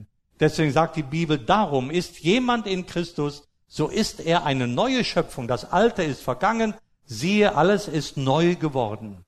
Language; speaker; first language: German; native; German